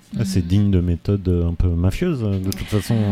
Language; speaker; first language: French; native; French